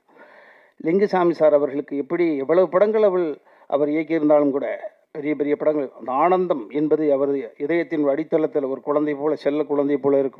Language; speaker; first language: Tamil; native; Tamil